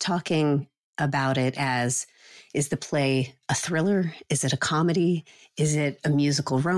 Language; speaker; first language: English; native; English